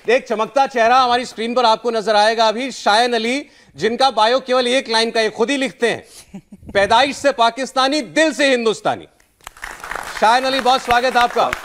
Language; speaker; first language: Hindi; native; Hindi